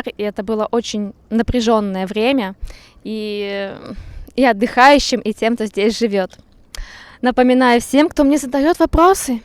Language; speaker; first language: Russian; native; Russian